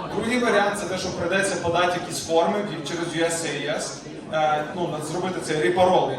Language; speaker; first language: Ukrainian; native; Ukrainian